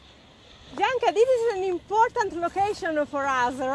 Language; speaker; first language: English; non-native, learner; Italian